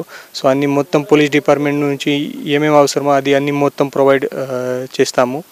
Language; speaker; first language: Telugu; non-native, learner; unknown